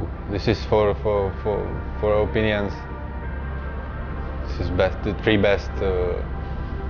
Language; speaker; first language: English; non-native, learner; Czech